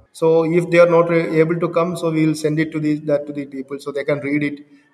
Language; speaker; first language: English; non-native, local second language; Malayalam